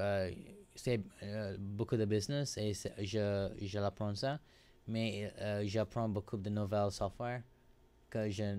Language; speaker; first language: French; non-native, learner; English